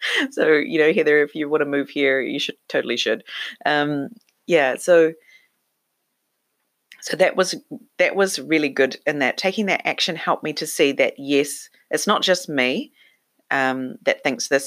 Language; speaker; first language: English; native; English